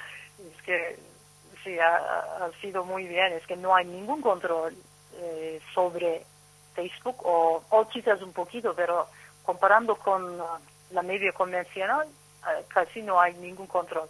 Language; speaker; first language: Spanish; non-native, fluent; Turkish